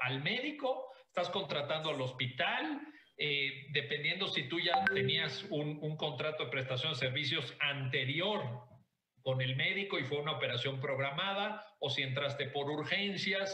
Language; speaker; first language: Spanish; native; Spanish